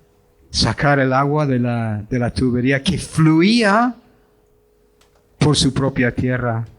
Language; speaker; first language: Spanish; non-native, fluent; English